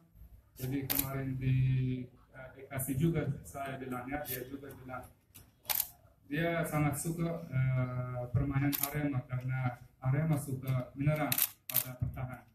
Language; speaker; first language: Indonesian; non-native, fluent; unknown